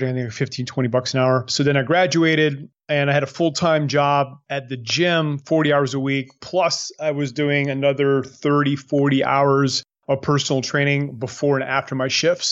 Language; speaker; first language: English; native; English